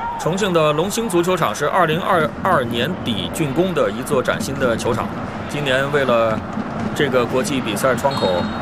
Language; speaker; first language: Chinese; native; Chinese